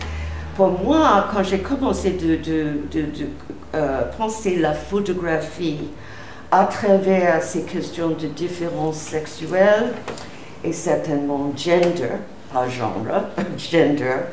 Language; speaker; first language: French; non-native, fluent; English